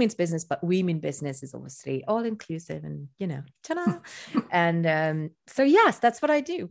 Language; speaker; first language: English; non-native, fluent; Luxembourgish